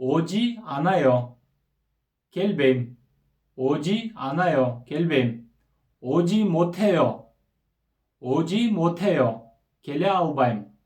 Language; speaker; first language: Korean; non-native, fluent; Kyrgyz